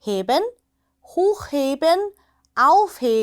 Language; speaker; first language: German; non-native, fluent; Korean